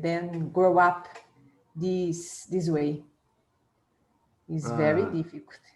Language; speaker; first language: English; non-native, learner; Portuguese